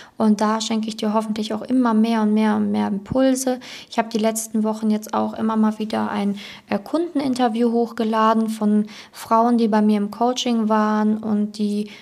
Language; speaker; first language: German; native; German